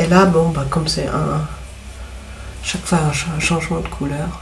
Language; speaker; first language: French; native; French